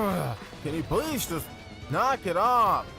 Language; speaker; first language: English; native; English